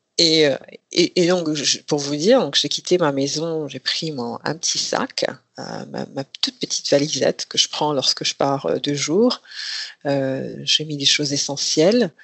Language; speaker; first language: French; non-native, local second language; Rundi